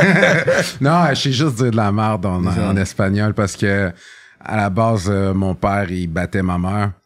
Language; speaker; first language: French; native; French